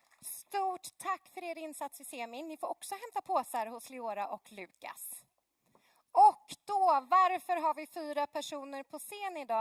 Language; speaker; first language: Swedish; native; Swedish